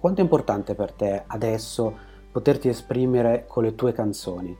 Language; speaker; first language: Italian; native; Italian